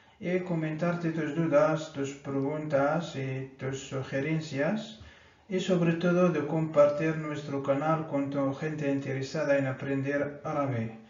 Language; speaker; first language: Spanish; non-native, fluent; Arabic